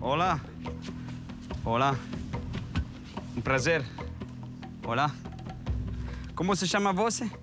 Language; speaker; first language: Portuguese; non-native, learner; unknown